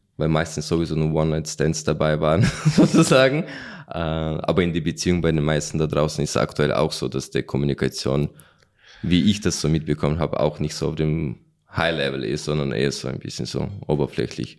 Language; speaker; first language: German; non-native, fluent; Ukrainian